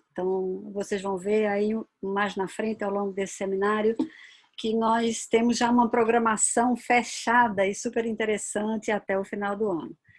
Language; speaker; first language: Portuguese; native; Portuguese